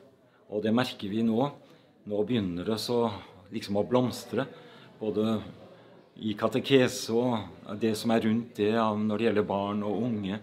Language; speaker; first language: Norwegian; native; Norwegian